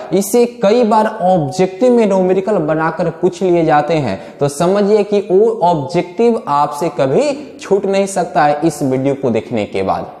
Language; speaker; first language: Hindi; native; Hindi